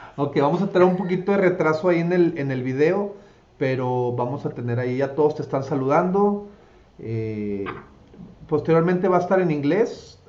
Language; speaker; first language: Spanish; native; Spanish